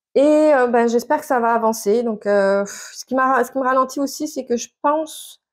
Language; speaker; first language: French; native; French